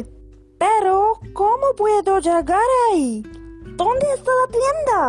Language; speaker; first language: Spanish; non-native, learner; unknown